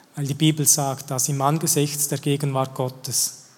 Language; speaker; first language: German; native; German